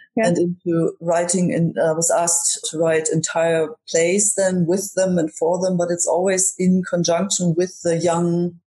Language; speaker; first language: English; non-native, fluent; German